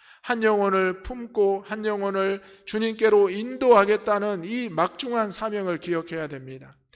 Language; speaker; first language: Korean; native; Korean